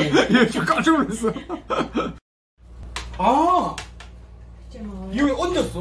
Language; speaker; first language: Korean; native; Korean